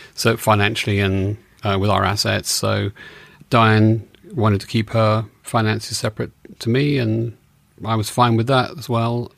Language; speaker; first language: English; native; English